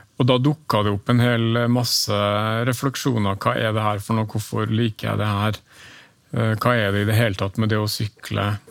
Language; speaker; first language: Norwegian; native; Norwegian